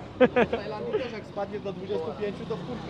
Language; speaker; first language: Polish; native; Polish